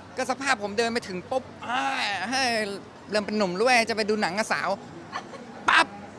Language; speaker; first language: Thai; native; Thai